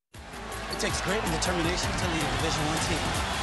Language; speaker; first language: English; early bilingual, other home language; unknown